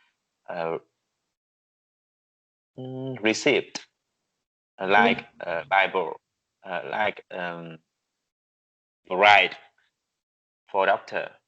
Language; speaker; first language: English; non-native, learner; Vietnamese